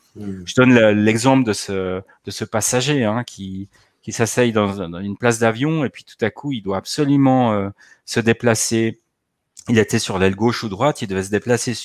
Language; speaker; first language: French; native; French